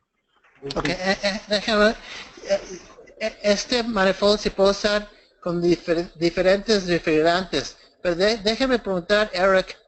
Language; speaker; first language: Spanish; early bilingual, heritage; English